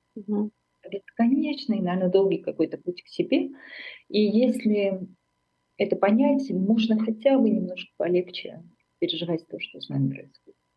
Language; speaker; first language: Russian; non-native, local second language; Armenian